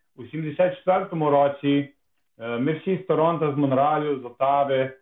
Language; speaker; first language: Ukrainian; early bilingual, heritage; Ukrainian